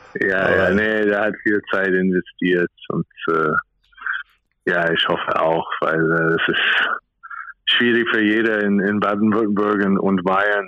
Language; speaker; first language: German; non-native, fluent; English